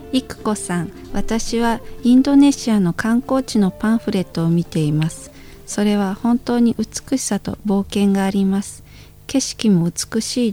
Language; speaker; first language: Japanese; non-native, fluent; Indonesian